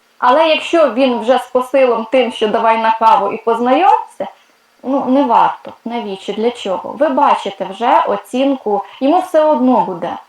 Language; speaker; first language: Ukrainian; non-native, local second language; Russian